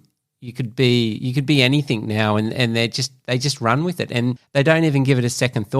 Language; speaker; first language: English; native; English